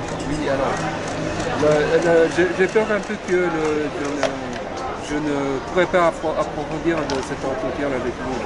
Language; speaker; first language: French; non-native, learner; Japanese